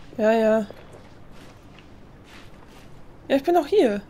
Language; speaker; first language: German; native; German